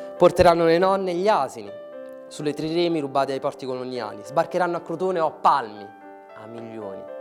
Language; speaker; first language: Italian; early bilingual, other home language; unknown